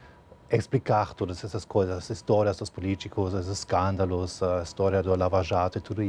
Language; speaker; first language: Portuguese; non-native, fluent; German